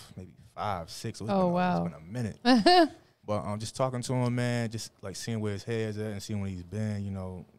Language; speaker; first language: English; native; English